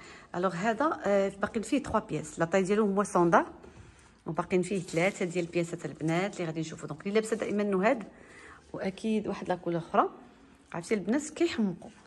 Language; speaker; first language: Arabic; native; Arabic